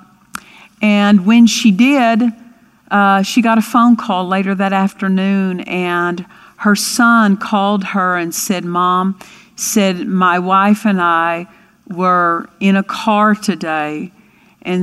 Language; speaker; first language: English; native; English